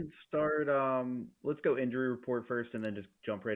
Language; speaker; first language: English; native; English